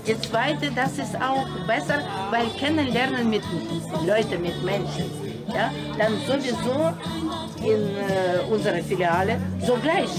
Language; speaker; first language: German; non-native, learner; Russian